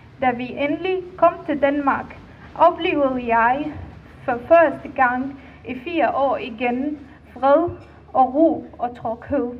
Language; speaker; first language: Danish; non-native, fluent; Arabic